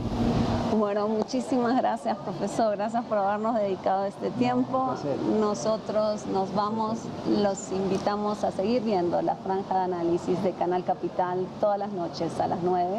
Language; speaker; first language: Spanish; native; Spanish